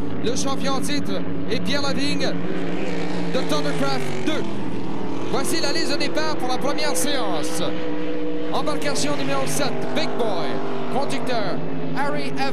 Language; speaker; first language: French; native; French